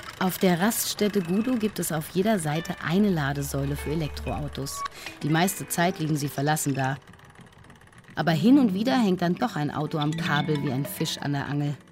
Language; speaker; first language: German; native; German